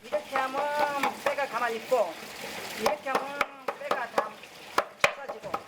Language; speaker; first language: Korean; native; Korean